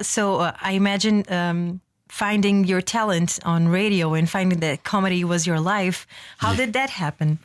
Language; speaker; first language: English; non-native, fluent; Portuguese